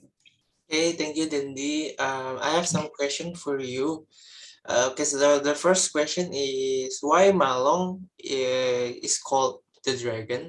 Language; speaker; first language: English; non-native, learner; Indonesian